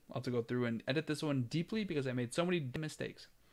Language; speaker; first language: English; native; English